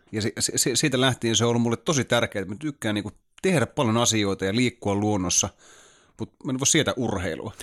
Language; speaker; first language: Finnish; native; Finnish